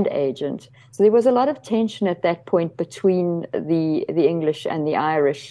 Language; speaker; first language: English; native; English